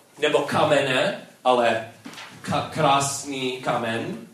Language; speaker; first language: Czech; non-native, learner; English